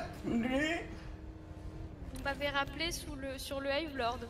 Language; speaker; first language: French; native; French